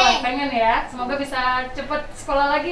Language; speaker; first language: Indonesian; native; Indonesian